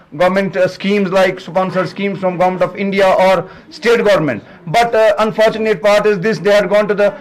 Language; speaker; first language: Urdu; non-native, local second language; Kashmiri